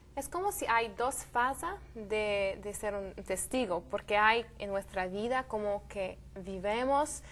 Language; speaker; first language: Spanish; non-native, learner; French